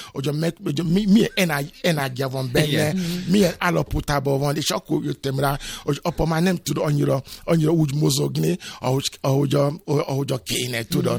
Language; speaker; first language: Hungarian; non-native, fluent; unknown